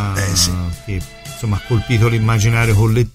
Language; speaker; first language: Italian; native; Italian